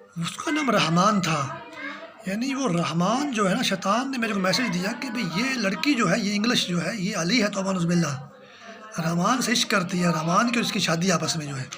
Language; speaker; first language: Urdu; non-native, local second language; Punjabi